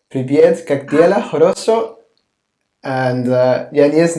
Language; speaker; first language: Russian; non-native, learner; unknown